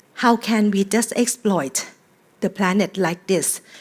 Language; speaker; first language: English; non-native, fluent; Thai